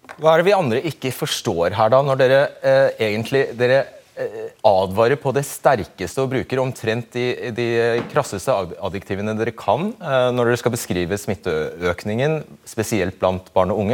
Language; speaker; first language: Norwegian; native; Norwegian